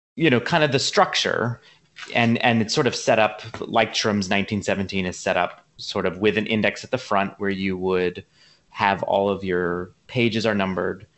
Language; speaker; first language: English; native; English